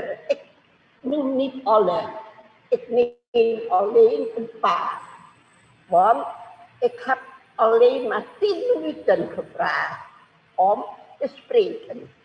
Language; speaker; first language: Dutch; non-native, fluent; Indonesian